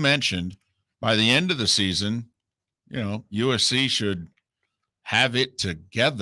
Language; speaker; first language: English; native; English